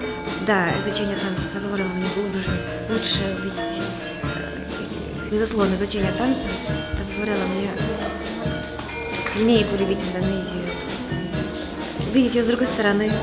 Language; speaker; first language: Russian; native; Russian